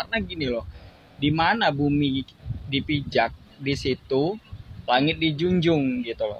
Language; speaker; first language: Indonesian; native; Indonesian